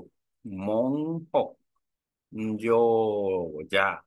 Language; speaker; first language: Vietnamese; non-native, learner; Korean